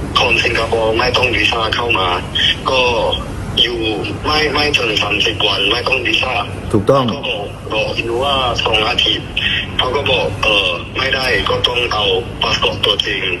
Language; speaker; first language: Thai; non-native, learner; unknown